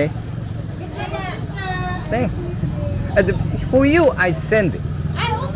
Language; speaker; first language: English; non-native, learner; Japanese